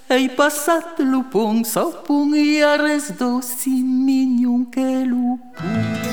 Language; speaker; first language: French; native; French